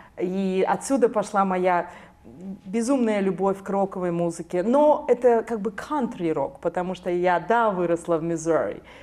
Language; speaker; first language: Russian; non-native, local second language; Belarusian